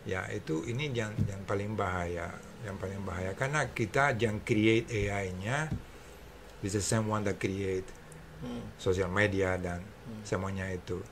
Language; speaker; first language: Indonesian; non-native, fluent; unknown